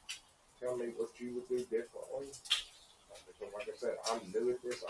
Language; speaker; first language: English; native; English